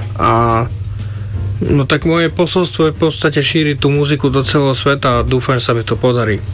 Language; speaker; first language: Slovak; native; Slovak